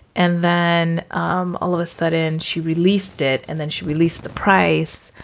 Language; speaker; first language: English; native; English